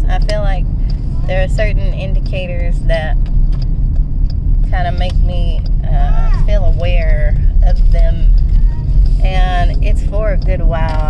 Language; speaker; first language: English; native; English